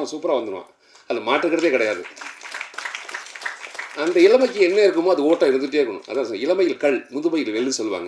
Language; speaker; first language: Tamil; native; Tamil